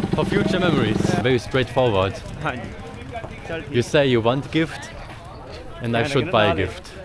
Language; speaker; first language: English; non-native, learner; German